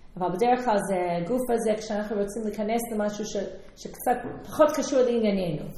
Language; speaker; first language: Hebrew; non-native, fluent; English